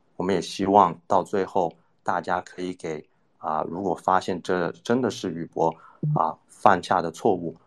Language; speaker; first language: Chinese; non-native, fluent; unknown